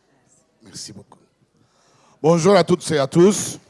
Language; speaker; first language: French; non-native, fluent; Turkish